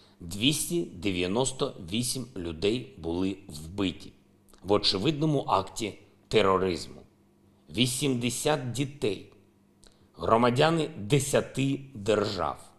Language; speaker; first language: Ukrainian; non-native, local second language; Russian